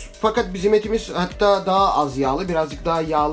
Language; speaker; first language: Turkish; native; Turkish